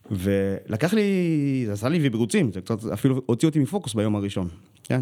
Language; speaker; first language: Hebrew; early bilingual, other home language; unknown